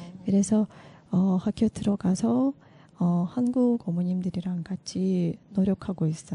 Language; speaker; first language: Korean; non-native, learner; Russian